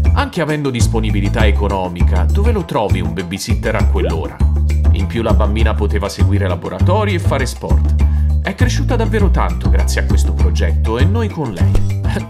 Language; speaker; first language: Italian; non-native, fluent; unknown